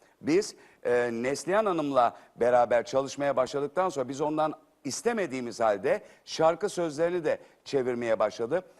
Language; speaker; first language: Turkish; native; Turkish